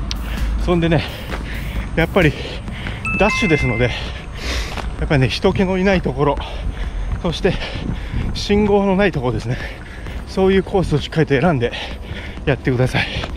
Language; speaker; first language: Japanese; native; Japanese